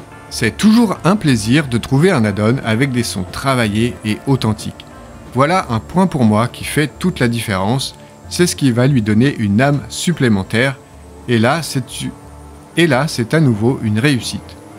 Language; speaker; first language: French; native; French